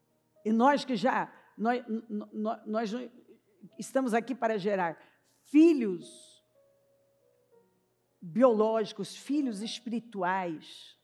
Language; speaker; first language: Portuguese; native; Portuguese